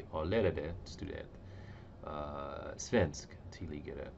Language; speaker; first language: Norwegian; non-native, learner; English